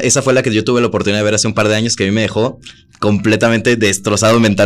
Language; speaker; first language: Spanish; native; Spanish